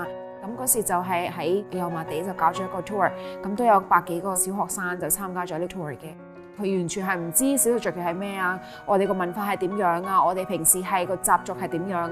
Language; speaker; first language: Cantonese; early bilingual, other home language; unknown